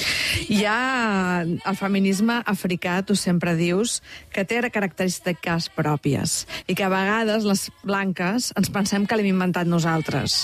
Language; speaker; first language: Catalan; native; Catalan